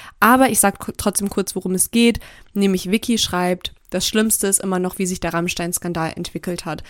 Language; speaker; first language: German; early bilingual, other home language; Turkish